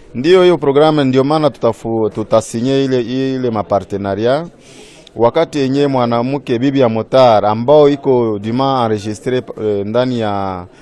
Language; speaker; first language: Swahili; native; Swahili